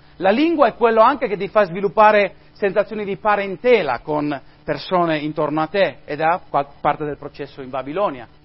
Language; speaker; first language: Italian; non-native, fluent; Spanish